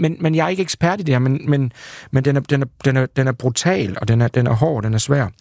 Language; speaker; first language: Danish; native; Danish